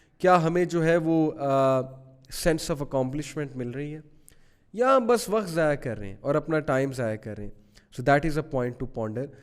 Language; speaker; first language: Urdu; native; Urdu